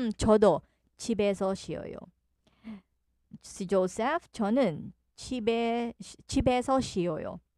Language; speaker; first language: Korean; non-native, learner; Filipino